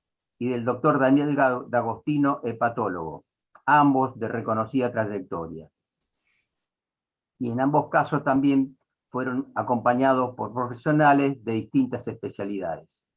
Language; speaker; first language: Spanish; native; Spanish